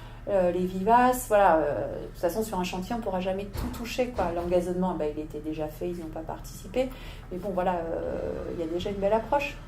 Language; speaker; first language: French; native; French